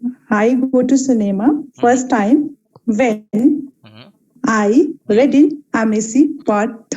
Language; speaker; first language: English; non-native, learner; Hindi